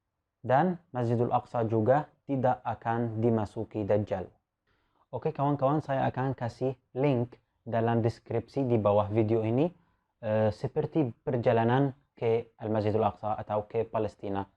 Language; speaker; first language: Indonesian; non-native, fluent; Arabic